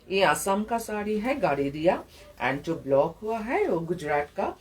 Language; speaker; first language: Hindi; non-native, local second language; Bangla